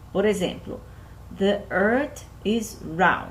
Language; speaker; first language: English; non-native, fluent; Portuguese